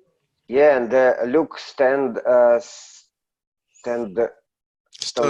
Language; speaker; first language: English; non-native, learner; Russian